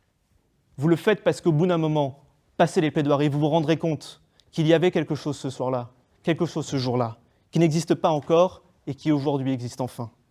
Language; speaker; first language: French; native; French